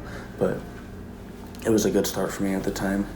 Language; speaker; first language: English; native; English